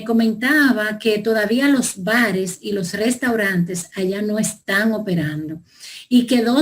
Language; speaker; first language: Spanish; native; Spanish